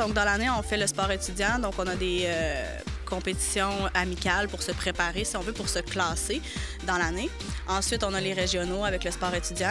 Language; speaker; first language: French; native; French